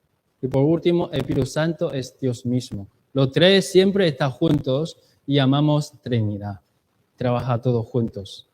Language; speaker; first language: Spanish; non-native, learner; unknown